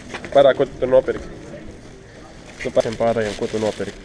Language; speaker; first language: Latvian; native; Latvian